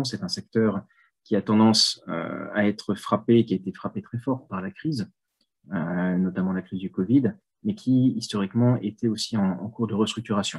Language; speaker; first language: French; native; French